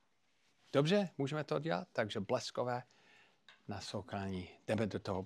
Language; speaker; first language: Czech; non-native, fluent; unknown